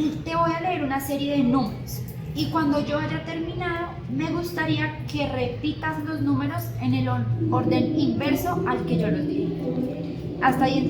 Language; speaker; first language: Spanish; native; Spanish